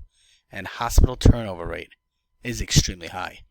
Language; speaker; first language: English; native; English